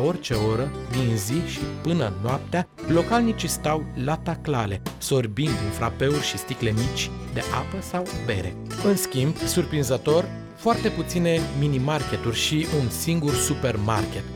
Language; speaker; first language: Romanian; native; Romanian